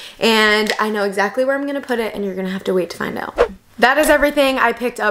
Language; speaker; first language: English; native; English